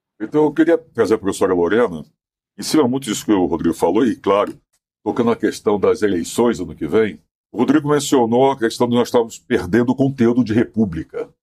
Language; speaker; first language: Portuguese; native; Portuguese